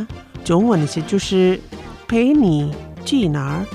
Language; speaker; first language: Chinese; non-native, fluent; Indonesian